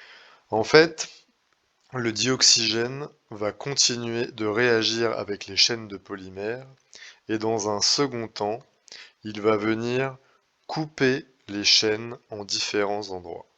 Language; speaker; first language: French; native; French